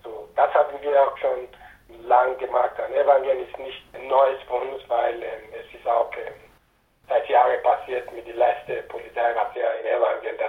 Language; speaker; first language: German; non-native, fluent; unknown